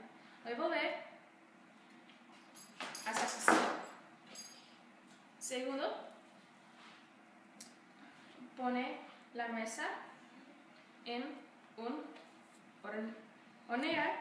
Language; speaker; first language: Spanish; non-native, learner; English